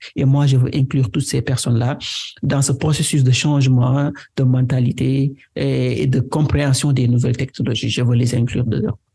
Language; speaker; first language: French; non-native, local second language; Wolof